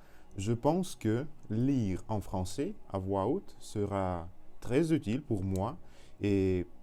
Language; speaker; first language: French; non-native, learner; Russian